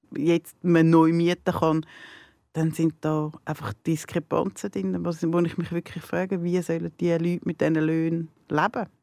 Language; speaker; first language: German; native; German